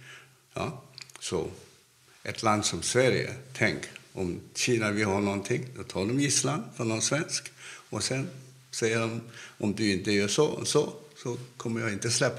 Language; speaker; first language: Swedish; non-native, fluent; Cantonese